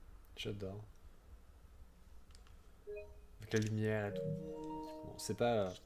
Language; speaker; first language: French; native; French